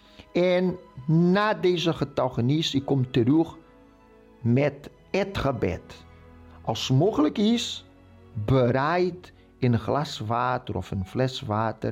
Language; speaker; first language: Dutch; non-native, local second language; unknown